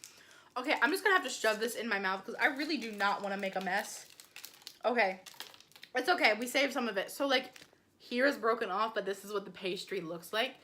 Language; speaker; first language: English; native; English